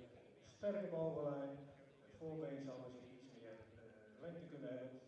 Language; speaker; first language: Dutch; native; Dutch